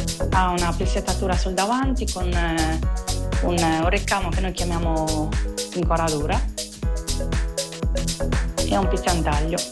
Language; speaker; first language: Italian; native; Italian